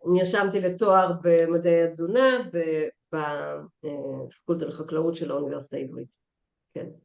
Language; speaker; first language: Hebrew; early bilingual, other home language; Russian